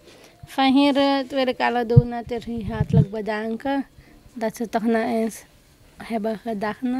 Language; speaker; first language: Dutch; non-native, local second language; Caribbean Hindustani